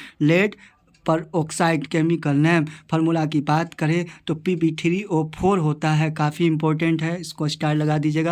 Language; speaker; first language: Hindi; native; Hindi